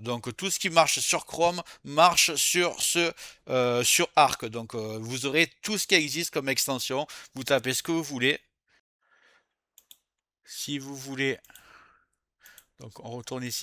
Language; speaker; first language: French; native; French